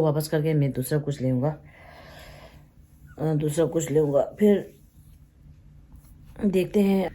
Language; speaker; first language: Hindi; non-native, local second language; Tibetan